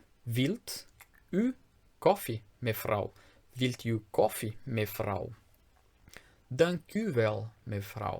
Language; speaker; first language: Dutch; non-native, fluent; Portuguese